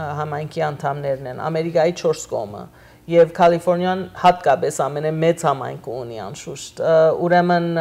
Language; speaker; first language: Armenian; native; Armenian